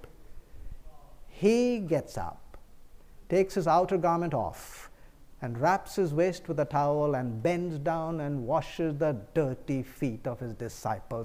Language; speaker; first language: English; non-native, local second language; Bangla